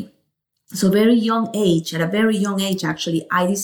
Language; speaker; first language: English; non-native, fluent; Spanish